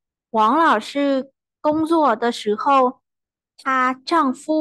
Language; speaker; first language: Chinese; non-native, learner; Vietnamese